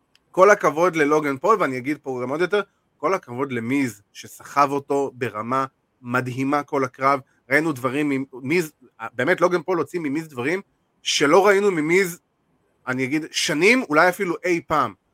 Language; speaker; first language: Hebrew; native; Hebrew